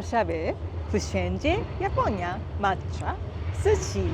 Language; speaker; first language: Polish; non-native, learner; Japanese